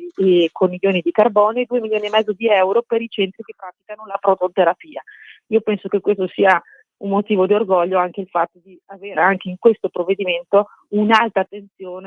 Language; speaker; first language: Italian; native; Italian